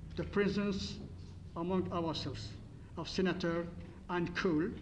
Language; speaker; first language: English; non-native, fluent; Arabic